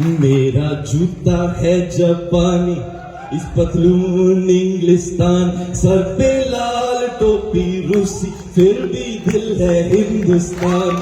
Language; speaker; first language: Hindi; early bilingual, heritage; Hindi